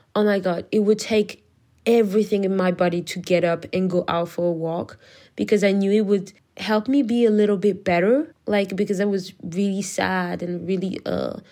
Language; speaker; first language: English; non-native, fluent; French